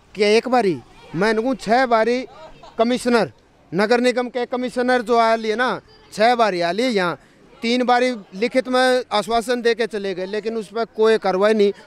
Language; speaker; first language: Hindi; native; Hindi